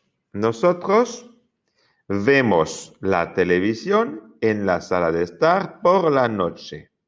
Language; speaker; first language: Spanish; non-native, fluent; French